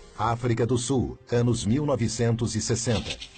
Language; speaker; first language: Portuguese; native; Portuguese